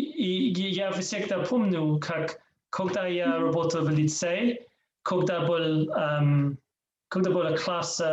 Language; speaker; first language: Russian; non-native, learner; English